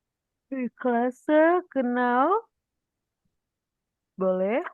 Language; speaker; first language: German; non-native, fluent; Indonesian